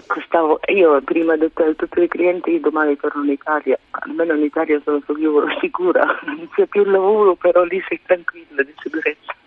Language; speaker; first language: Italian; non-native, fluent; Arabic